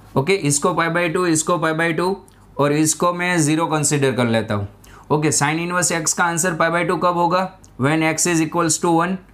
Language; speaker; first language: Hindi; non-native, local second language; Gujarati